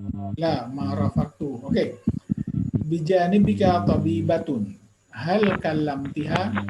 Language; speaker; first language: Arabic; non-native, fluent; Indonesian